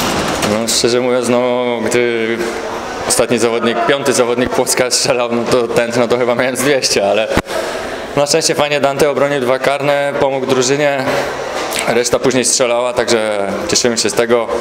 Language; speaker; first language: Polish; native; Polish